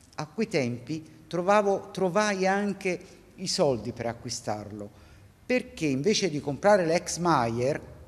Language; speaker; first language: Italian; native; Italian